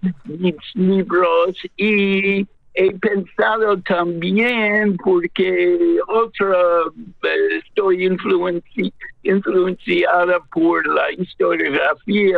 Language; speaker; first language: Spanish; non-native, fluent; English